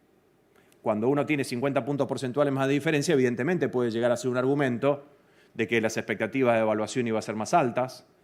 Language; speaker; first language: Spanish; native; Spanish